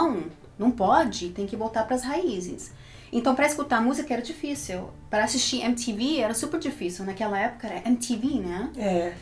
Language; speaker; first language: Portuguese; early bilingual, heritage; Portuguese